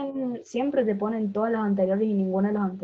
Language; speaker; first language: Spanish; native; Spanish